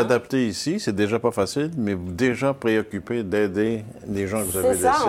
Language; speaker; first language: French; native; French